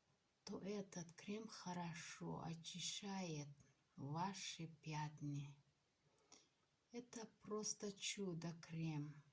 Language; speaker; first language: Russian; non-native, local second language; Tajik